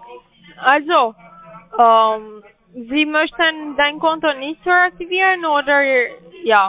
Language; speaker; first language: German; non-native, learner; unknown